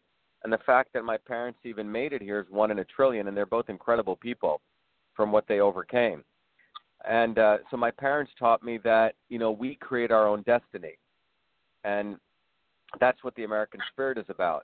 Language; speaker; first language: English; early bilingual, other home language; Tamil